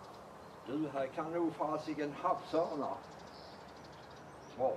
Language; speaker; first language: Swedish; native; Swedish